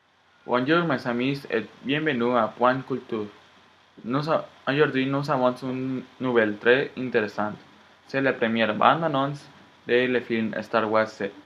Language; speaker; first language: French; non-native, learner; Spanish